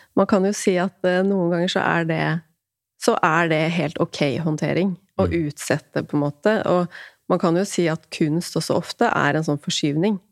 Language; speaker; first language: Norwegian; native; Norwegian